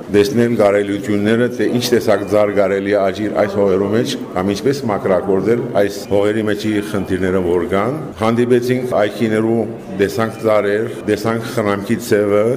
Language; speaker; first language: Armenian; early bilingual, heritage; Armenian